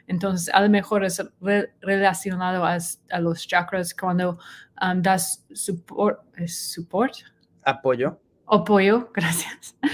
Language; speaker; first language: Spanish; non-native, learner; English